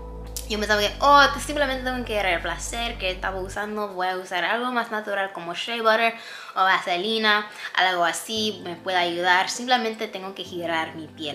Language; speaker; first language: Spanish; non-native, fluent; English